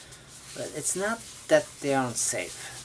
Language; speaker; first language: English; native; English